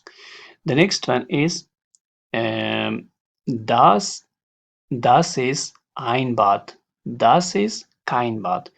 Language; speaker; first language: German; non-native, learner; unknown